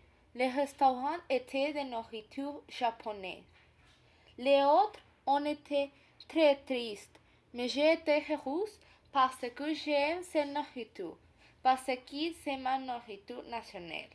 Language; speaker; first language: French; non-native, learner; Spanish